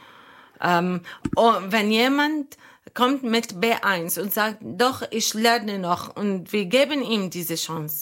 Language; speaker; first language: German; non-native, learner; Arabic